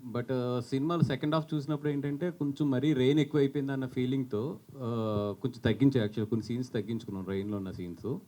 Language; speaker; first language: Telugu; native; Telugu